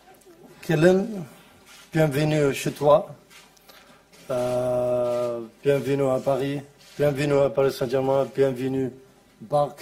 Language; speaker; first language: French; non-native, learner; Arabic